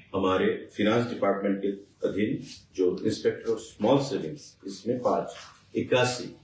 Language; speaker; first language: Hindi; non-native, local second language; Bangla